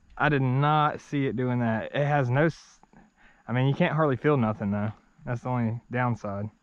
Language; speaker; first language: English; native; English